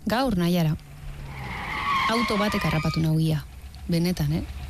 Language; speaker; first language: Basque; native; Basque